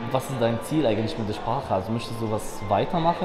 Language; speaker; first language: German; non-native, fluent; Arabic